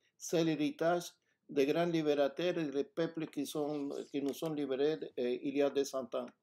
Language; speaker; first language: French; non-native, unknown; Spanish